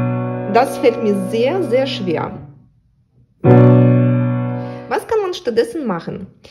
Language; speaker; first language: German; non-native, learner; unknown